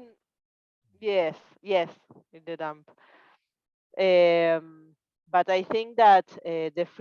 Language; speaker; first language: English; non-native, learner; Spanish